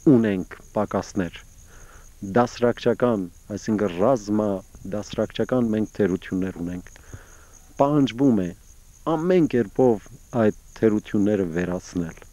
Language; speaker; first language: Armenian; early bilingual, heritage; Armenian